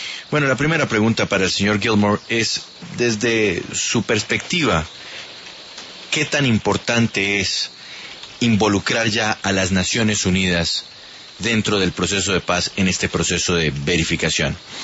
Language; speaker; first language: Spanish; native; Spanish